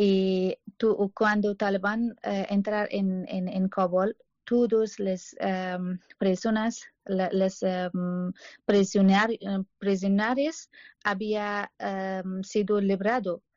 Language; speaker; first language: Spanish; non-native, learner; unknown